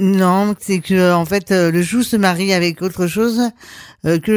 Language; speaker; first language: French; native; French